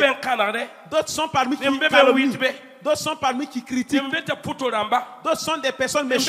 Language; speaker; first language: French; non-native, local second language; Mossi